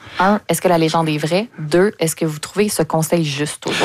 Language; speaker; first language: French; native; French